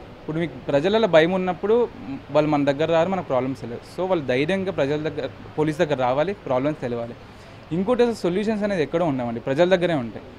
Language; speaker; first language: Telugu; native; Telugu